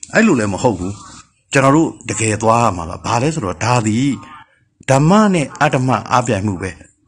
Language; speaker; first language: Burmese; native; Burmese